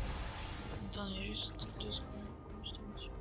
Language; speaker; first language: French; native; French